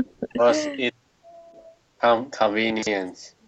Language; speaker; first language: English; non-native, learner; Chinese